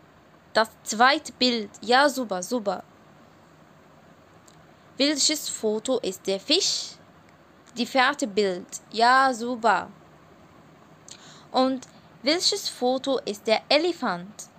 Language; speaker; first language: German; non-native, fluent; Arabic